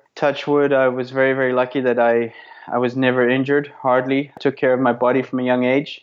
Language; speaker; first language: English; native; English